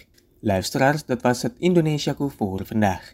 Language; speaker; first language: Dutch; non-native, fluent; Indonesian